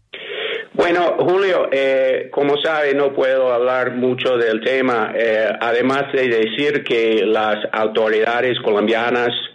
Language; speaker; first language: Spanish; non-native, fluent; English